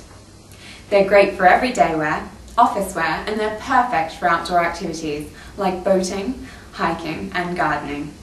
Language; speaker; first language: English; native; English